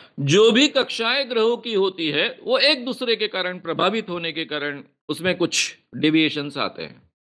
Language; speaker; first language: Hindi; non-native, local second language; Marathi